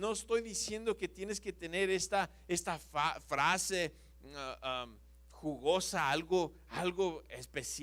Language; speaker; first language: Spanish; non-native, fluent; English